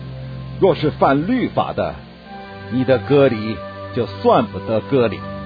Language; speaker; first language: Chinese; native; Chinese